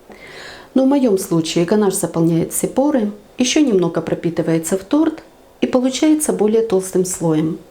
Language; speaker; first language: Russian; native; Russian